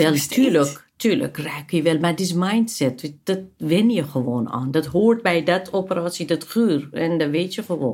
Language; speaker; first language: Dutch; non-native, fluent; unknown